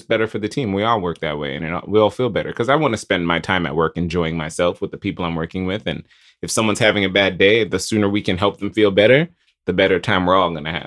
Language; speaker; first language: English; native; English